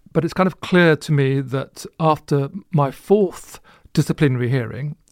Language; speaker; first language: English; native; English